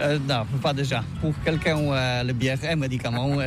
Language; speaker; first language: French; non-native, learner; Polish